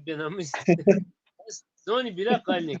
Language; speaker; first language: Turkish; non-native, local second language; Zaza